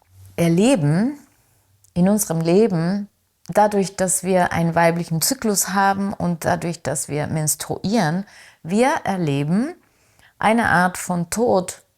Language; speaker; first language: German; non-native, fluent; Spanish